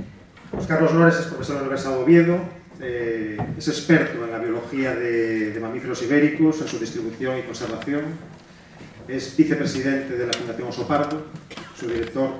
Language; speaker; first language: Spanish; native; Spanish